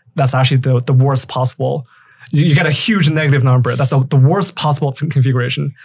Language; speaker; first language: English; native; English